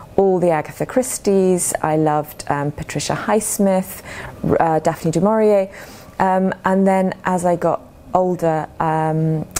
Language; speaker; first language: English; native; English